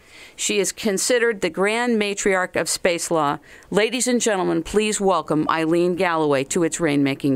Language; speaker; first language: English; native; English